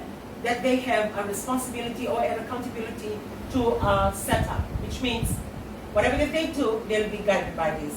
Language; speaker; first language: English; non-native, local second language; Filipino